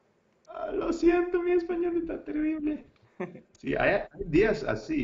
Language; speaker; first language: Spanish; non-native, learner; English